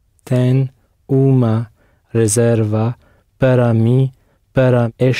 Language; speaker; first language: Portuguese; non-native, learner; English